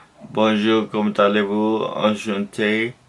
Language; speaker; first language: French; non-native, learner; English